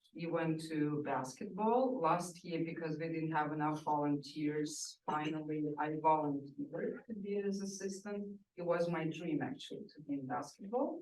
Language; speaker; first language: English; non-native, fluent; Russian